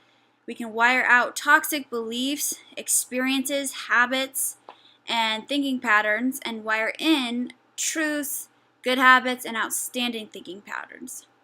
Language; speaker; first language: English; native; English